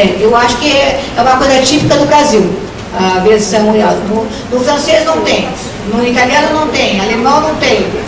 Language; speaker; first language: Portuguese; native; Portuguese